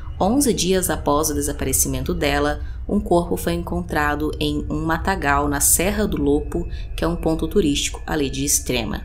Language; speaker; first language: Portuguese; native; Portuguese